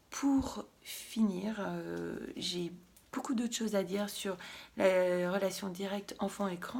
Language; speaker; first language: French; native; French